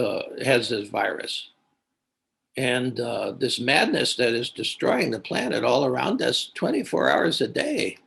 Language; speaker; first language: English; native; English